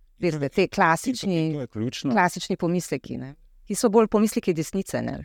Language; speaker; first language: Slovenian; native; Slovenian